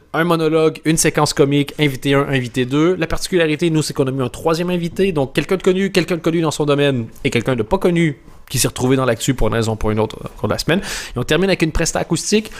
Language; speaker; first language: French; native; French